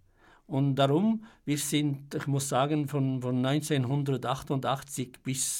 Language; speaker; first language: German; non-native, fluent; Arabic